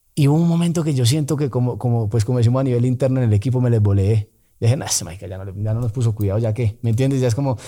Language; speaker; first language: Spanish; native; Spanish